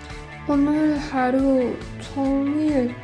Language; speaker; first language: Korean; non-native, learner; German